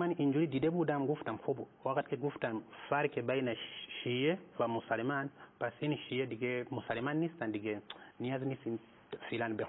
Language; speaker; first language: Persian; non-native, fluent; Nyanja